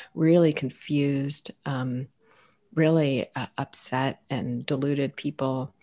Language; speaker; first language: English; native; English